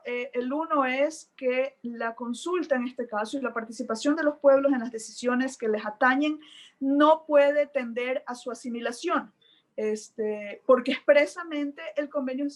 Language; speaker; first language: Spanish; native; Spanish